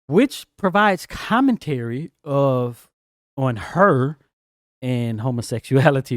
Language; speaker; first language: English; native; English